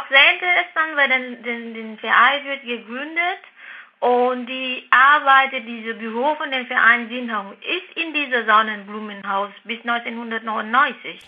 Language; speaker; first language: German; non-native, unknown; Vietnamese